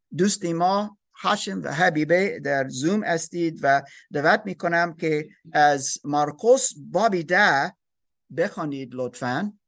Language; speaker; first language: Persian; non-native, learner; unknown